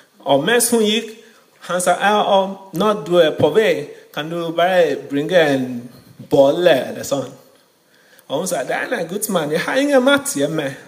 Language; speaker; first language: Norwegian; non-native, fluent; Yoruba